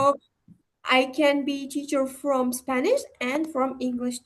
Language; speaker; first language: English; non-native, learner; Uzbek